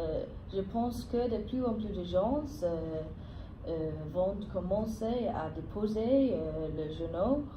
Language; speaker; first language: French; non-native, fluent; English